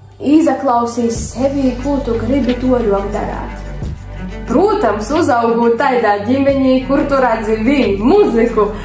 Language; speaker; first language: Latvian; native; Latvian